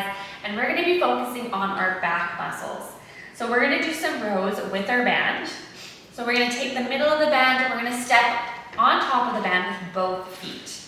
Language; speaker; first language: English; native; English